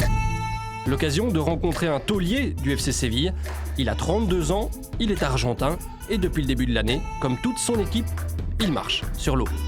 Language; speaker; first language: French; native; French